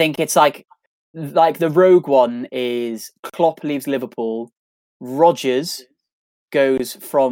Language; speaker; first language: English; native; English